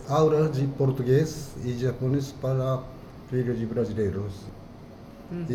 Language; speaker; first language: Portuguese; non-native, fluent; Japanese